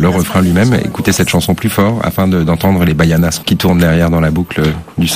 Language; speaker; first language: French; native; French